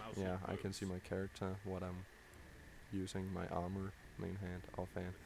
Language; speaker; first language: English; non-native, fluent; Danish